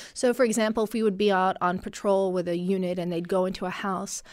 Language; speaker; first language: English; early bilingual, other home language; Arabic